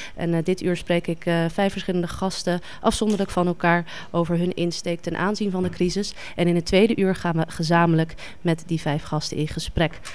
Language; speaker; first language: Dutch; native; Dutch